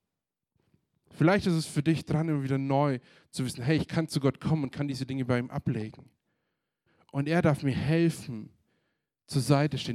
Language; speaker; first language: German; native; German